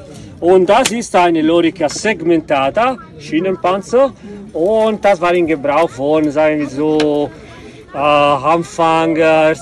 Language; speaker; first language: German; non-native, fluent; Italian